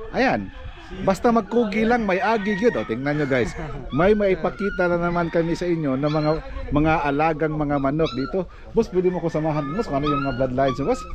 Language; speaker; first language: Filipino; non-native, local second language; Cebuano